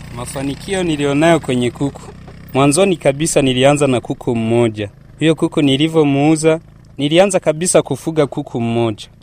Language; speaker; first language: Swahili; non-native, local second language; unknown